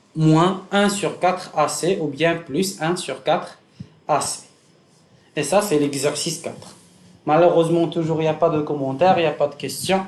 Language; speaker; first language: French; non-native, local second language; Arabic